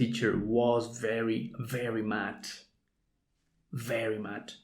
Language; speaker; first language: English; non-native, fluent; Spanish